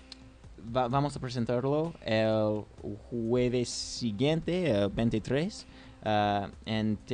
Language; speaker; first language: Spanish; non-native, learner; English